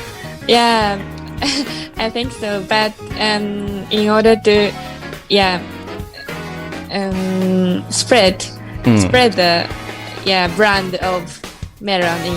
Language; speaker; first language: English; non-native, learner; Japanese